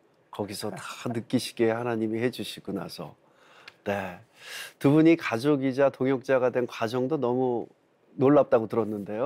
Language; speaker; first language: Korean; native; Korean